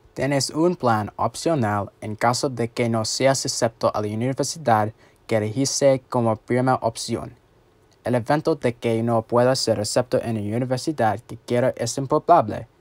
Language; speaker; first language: Spanish; non-native, learner; English